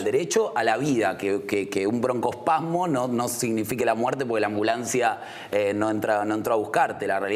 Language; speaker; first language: Spanish; native; Spanish